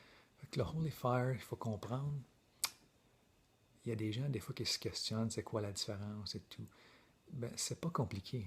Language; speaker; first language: French; native; French